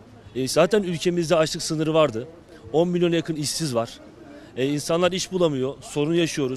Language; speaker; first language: Turkish; native; Turkish